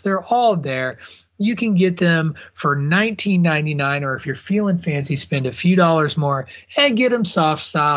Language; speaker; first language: English; native; English